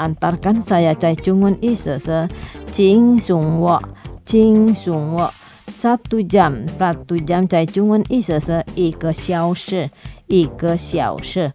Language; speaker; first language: Chinese; non-native, fluent; Indonesian